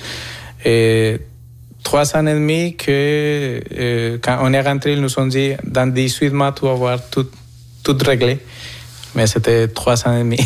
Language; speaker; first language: French; non-native, fluent; Spanish